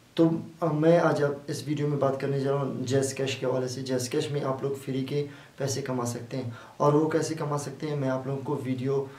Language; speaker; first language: Urdu; non-native, local second language; Baluchi